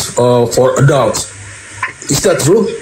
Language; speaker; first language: English; non-native, learner; Indonesian